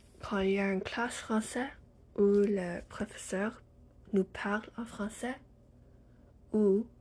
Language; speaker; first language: French; non-native, learner; English